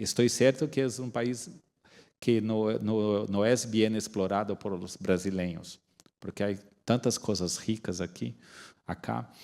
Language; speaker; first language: Spanish; non-native, fluent; Portuguese